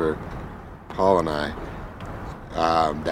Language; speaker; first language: English; native; English